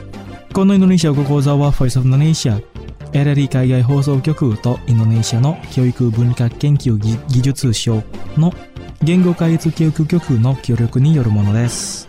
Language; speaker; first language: Japanese; non-native, fluent; Indonesian